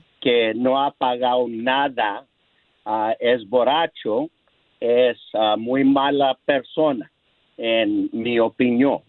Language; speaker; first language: Spanish; non-native, learner; English